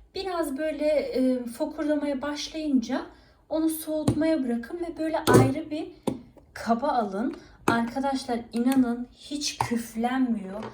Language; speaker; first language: Turkish; early bilingual, heritage; Turkish